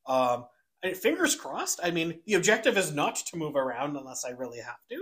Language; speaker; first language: English; native; English